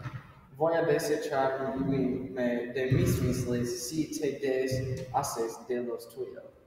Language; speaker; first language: Spanish; non-native, learner; English